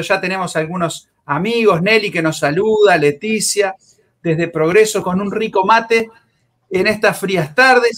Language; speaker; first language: Spanish; native; Spanish